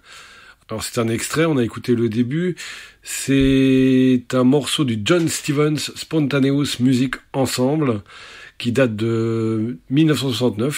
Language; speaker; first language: French; native; French